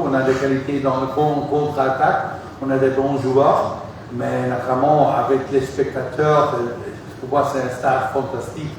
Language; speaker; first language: French; non-native, fluent; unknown